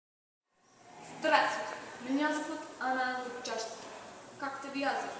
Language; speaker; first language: Russian; non-native, learner; English